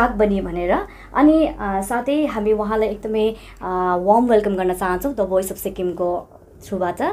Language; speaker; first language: Nepali; native; Nepali